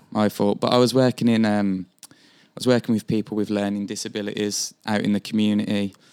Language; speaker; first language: English; native; English